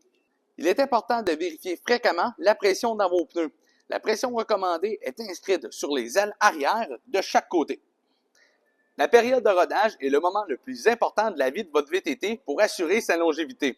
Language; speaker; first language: French; native; French